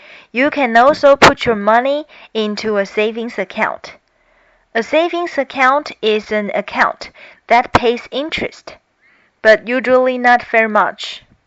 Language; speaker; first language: English; non-native, fluent; Chinese